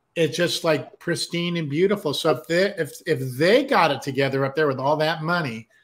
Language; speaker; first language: English; native; English